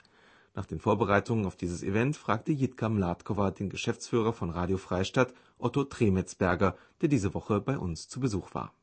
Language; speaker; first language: German; native; German